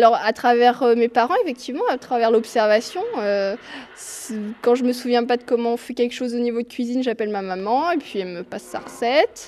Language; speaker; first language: French; early bilingual, other home language; Portuguese